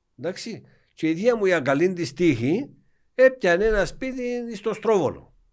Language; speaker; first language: Greek; native; Greek